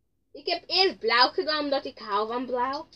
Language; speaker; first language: Dutch; early bilingual, other home language; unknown